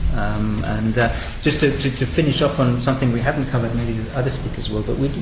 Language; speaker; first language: English; native; English